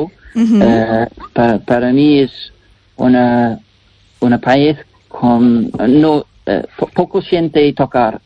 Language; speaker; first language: Spanish; non-native, learner; English